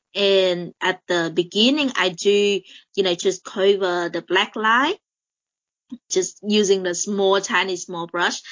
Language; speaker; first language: English; non-native, fluent; Vietnamese